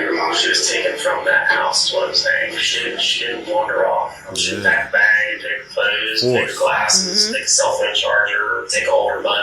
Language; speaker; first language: English; native; English